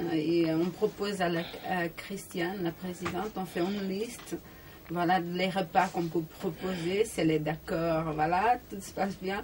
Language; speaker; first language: French; non-native, learner; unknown